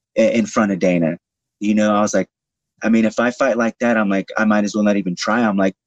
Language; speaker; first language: English; native; English